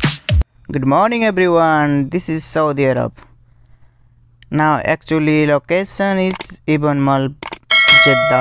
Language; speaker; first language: English; non-native, learner; Nepali